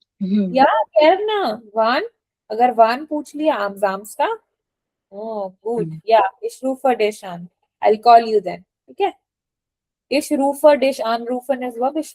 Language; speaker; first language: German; non-native, fluent; Hindi